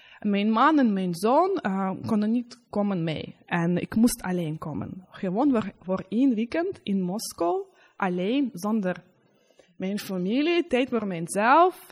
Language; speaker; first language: Dutch; non-native, learner; Russian